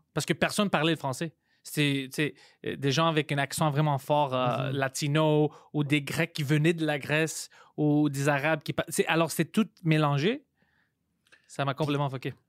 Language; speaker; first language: French; non-native, local second language; Greek